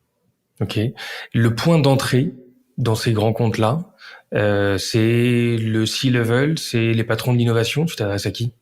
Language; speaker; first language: French; native; French